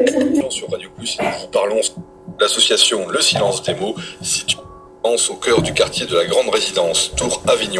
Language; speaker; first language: French; native; French